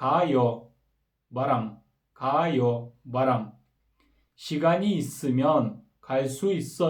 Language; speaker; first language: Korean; non-native, fluent; Kyrgyz